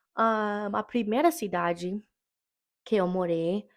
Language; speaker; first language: Portuguese; non-native, fluent; English